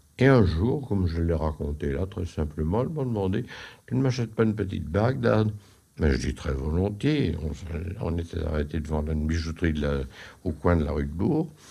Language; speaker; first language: French; native; French